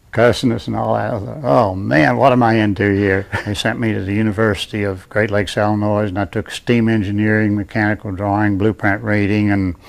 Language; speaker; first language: English; native; English